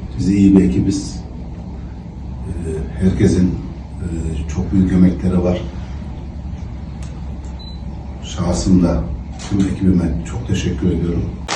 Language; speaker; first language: Turkish; native; Turkish